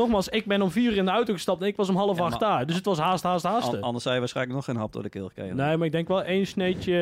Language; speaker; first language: Dutch; native; Dutch